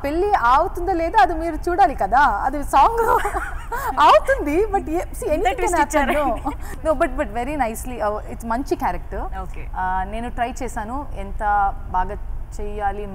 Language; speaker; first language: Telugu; non-native, learner; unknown